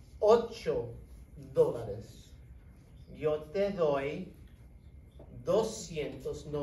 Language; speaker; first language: Spanish; non-native, fluent; English